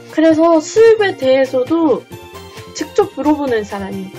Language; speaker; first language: Korean; non-native, fluent; Japanese